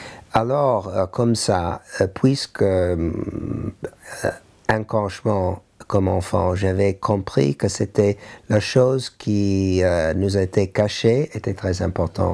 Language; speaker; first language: French; non-native, learner; English